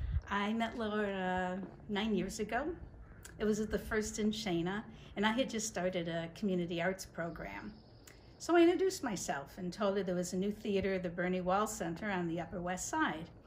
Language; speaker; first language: English; native; English